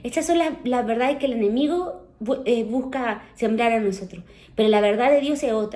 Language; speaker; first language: Spanish; native; Spanish